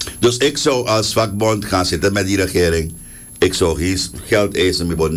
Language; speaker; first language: Dutch; native; Dutch